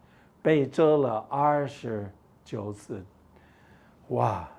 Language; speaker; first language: Chinese; non-native, fluent; English